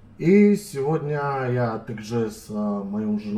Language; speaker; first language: Russian; non-native, learner; Serbian